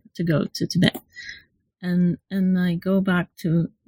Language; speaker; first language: English; non-native, fluent; Hebrew